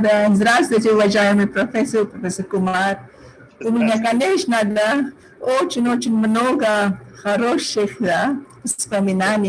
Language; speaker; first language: Russian; non-native, fluent; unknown